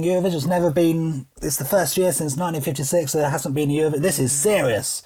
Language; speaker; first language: English; native; English